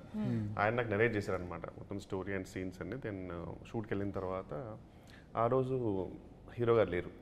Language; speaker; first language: Telugu; native; Telugu